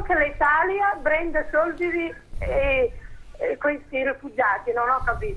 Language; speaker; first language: Italian; non-native, fluent; Somali